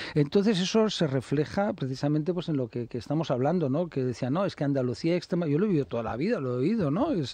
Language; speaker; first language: Spanish; native; Spanish